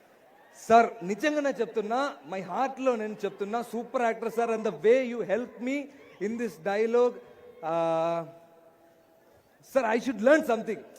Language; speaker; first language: Telugu; non-native, learner; Malayalam